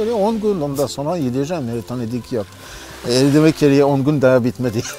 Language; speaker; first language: Turkish; non-native, learner; French